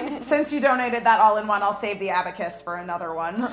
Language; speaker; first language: English; native; English